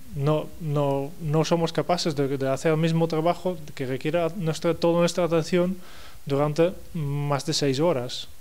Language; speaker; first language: Spanish; non-native, fluent; Dutch